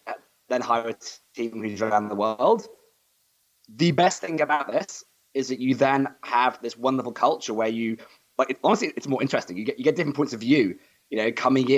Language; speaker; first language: English; native; English